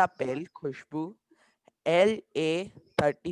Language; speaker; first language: French; non-native, learner; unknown